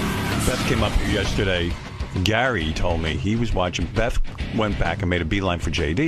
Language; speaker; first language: English; native; English